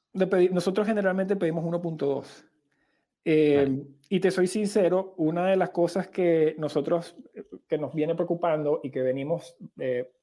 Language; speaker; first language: Spanish; native; Spanish